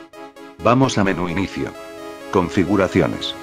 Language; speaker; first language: Spanish; native; Spanish